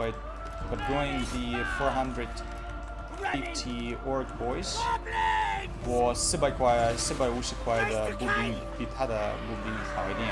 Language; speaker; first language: Chinese; non-native, learner; Russian